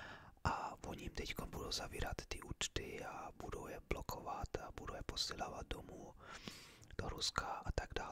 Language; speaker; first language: Czech; early bilingual, heritage; English